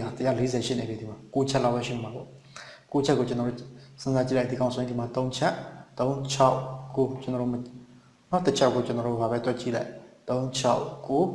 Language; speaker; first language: Burmese; native; Burmese